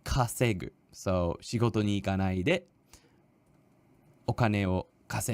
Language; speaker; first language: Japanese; non-native, fluent; English